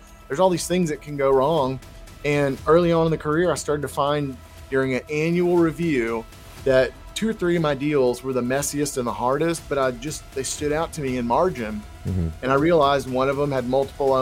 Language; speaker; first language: English; native; English